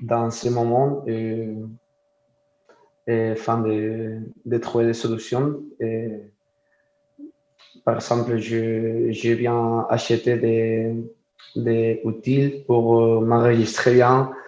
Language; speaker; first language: French; non-native, fluent; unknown